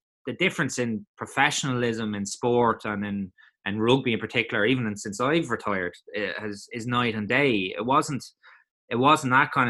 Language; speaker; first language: English; native; English